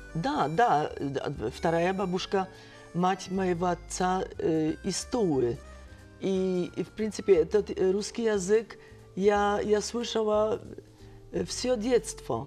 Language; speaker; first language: Russian; non-native, fluent; Polish